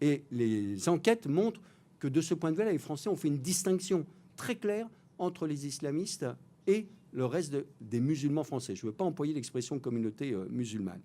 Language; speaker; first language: French; native; French